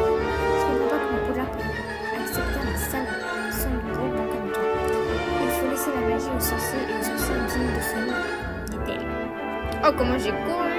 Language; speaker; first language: French; native; French